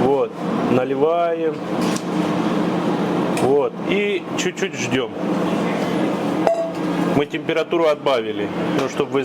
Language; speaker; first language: Russian; native; Russian